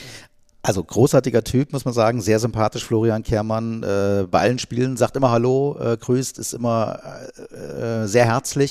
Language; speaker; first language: German; native; German